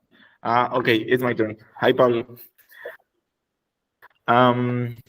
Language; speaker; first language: English; non-native, learner; Spanish